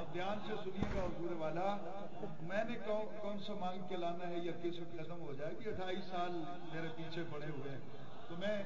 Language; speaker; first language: Urdu; native; Urdu